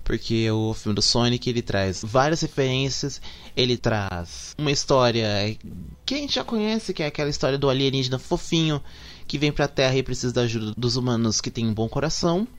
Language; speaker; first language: Portuguese; native; Portuguese